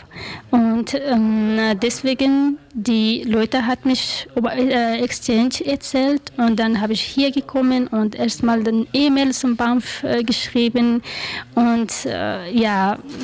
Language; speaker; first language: German; non-native, learner; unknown